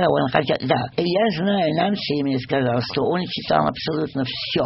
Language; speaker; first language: Russian; non-native, fluent; English